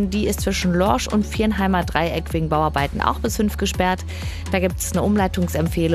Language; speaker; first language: German; native; German